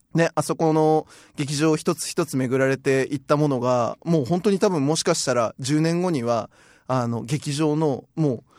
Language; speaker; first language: Japanese; native; Japanese